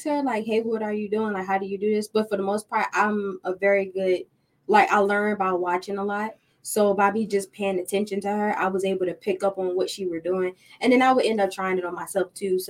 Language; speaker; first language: English; native; English